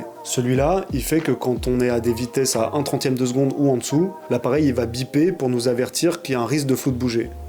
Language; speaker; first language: French; native; French